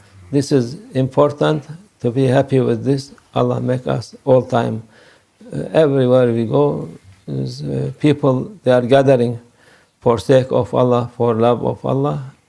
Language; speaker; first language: English; non-native, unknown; Turkish